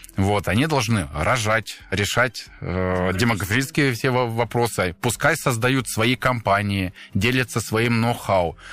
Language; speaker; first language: Russian; non-native, fluent; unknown